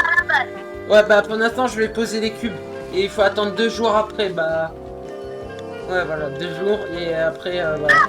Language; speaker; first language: French; native; French